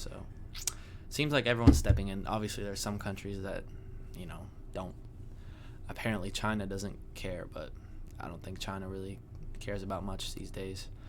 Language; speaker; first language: English; native; English